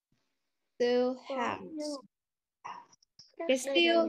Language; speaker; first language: English; non-native, fluent; Vietnamese